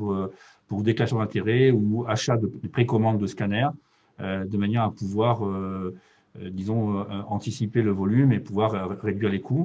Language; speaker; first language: French; native; French